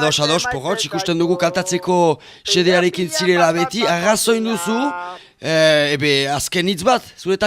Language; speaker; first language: Basque; native; Basque